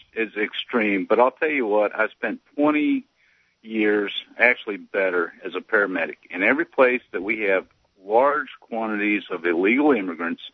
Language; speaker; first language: English; native; English